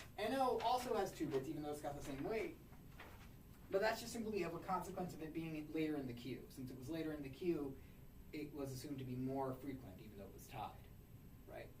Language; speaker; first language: English; native; English